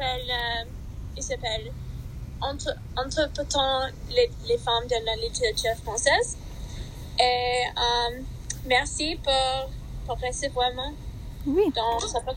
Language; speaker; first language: French; non-native, learner; English